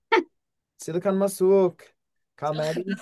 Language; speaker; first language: Indonesian; non-native, learner; English